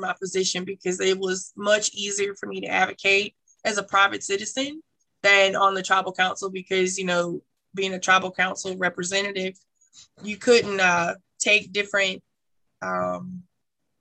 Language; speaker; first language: English; native; English